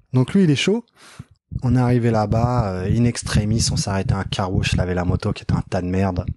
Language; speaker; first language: French; native; French